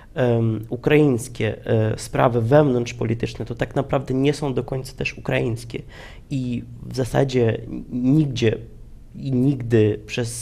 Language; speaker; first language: Polish; non-native, fluent; Ukrainian